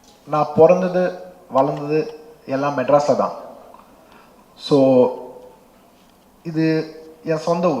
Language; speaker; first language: Tamil; non-native, local second language; Telugu